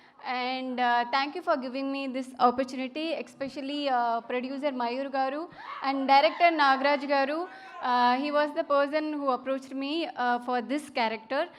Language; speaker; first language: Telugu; non-native, learner; Tamil